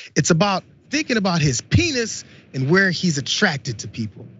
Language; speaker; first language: English; native; English